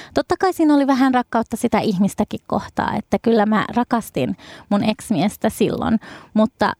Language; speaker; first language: Finnish; early bilingual, other home language; Arabic